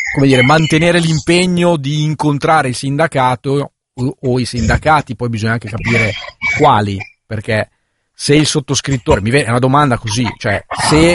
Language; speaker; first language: Italian; native; Italian